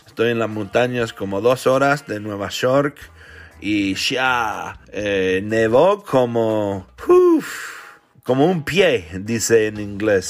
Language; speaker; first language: Spanish; non-native, fluent; English